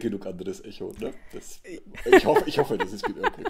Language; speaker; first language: German; native; German